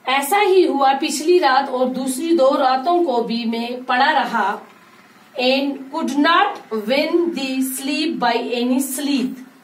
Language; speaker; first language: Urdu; non-native, local second language; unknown